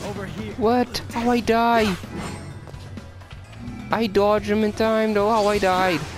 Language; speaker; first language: English; native; English